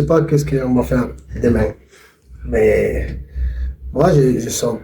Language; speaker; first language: French; non-native, learner; Spanish